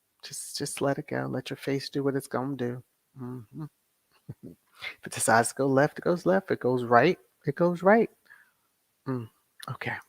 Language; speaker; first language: English; native; English